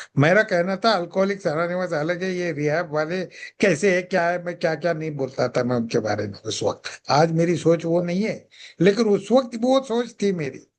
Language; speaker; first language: Hindi; non-native, local second language; Marathi